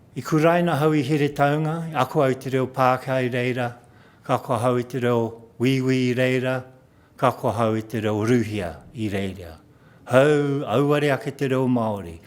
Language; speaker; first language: Māori; non-native, local second language; English